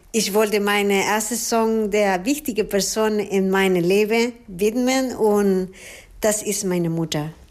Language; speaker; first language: German; non-native, fluent; Spanish